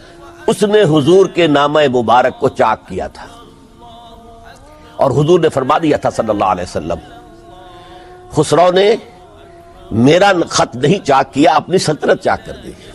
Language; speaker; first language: Urdu; native; Urdu